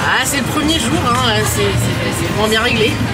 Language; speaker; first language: French; native; French